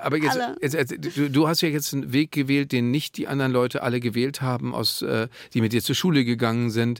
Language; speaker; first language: German; native; German